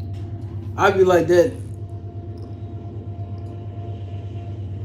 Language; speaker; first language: English; native; English